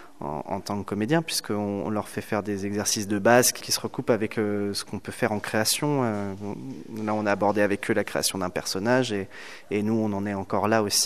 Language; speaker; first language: French; native; French